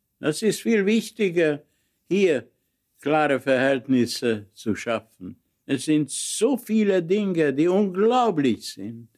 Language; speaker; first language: German; non-native, fluent; Hungarian